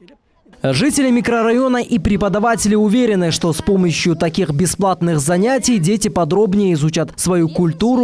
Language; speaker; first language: Russian; native; Russian